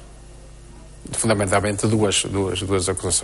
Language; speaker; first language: Portuguese; native; Portuguese